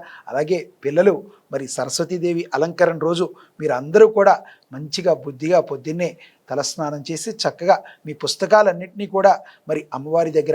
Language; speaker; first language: Telugu; native; Telugu